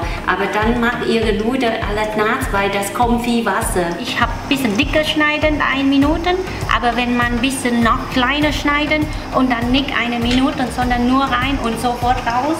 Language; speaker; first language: German; non-native, learner; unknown